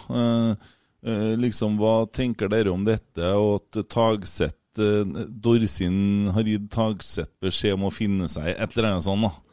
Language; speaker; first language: Norwegian; native; Norwegian